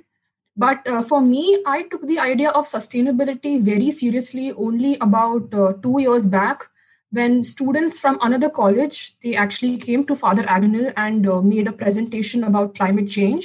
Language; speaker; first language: English; non-native, local second language; Hindi